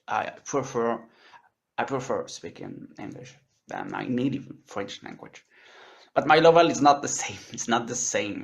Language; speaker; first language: English; non-native, learner; French